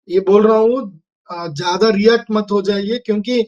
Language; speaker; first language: Hindi; non-native, local second language; Telugu